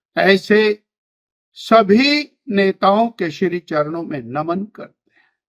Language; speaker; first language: Hindi; native; Hindi